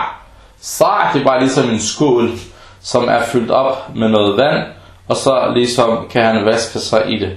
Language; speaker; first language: Danish; early bilingual, other home language; Arabic